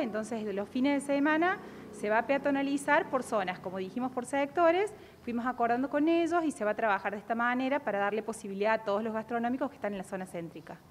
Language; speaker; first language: Spanish; native; Spanish